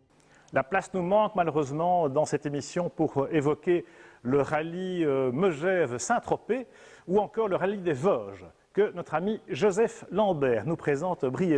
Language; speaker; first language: French; native; French